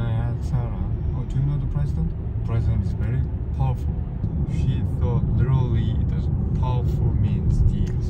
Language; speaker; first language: English; non-native, fluent; Korean